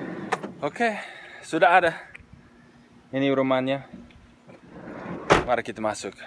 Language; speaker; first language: Indonesian; non-native, fluent; English